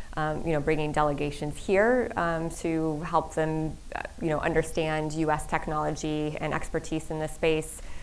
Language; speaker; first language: English; native; English